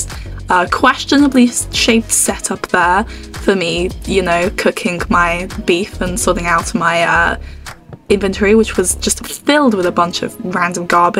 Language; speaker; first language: English; native; English